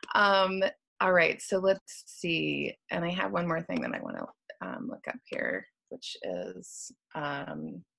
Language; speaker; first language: English; native; English